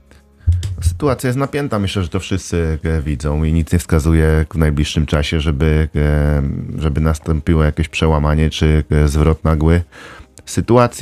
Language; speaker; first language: Polish; native; Polish